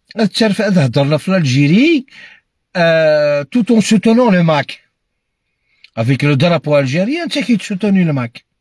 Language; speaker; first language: French; non-native, local second language; Kabyle